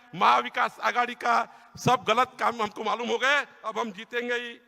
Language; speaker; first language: Hindi; non-native, local second language; Marathi